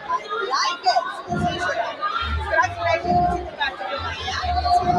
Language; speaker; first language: Dutch; non-native, local second language; Papiamento